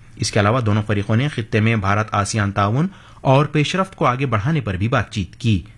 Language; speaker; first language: Urdu; native; Urdu